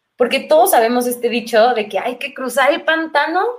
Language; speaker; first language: Spanish; native; Spanish